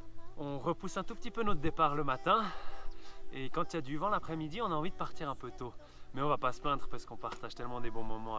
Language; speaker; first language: French; native; French